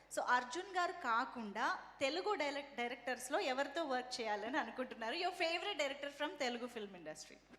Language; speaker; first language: Telugu; native; Telugu